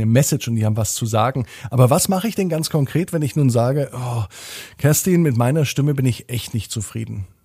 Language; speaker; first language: German; native; German